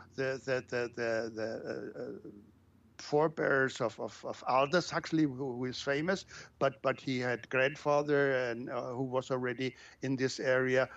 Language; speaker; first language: English; non-native, fluent; German